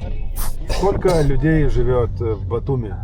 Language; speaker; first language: Russian; non-native, fluent; Lithuanian